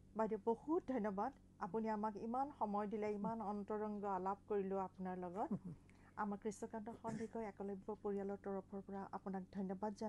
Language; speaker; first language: Assamese; native; Assamese